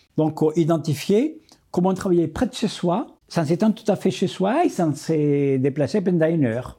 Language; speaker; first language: French; non-native, fluent; Spanish